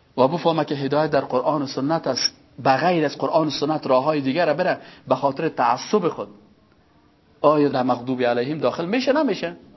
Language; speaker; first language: Persian; native; Persian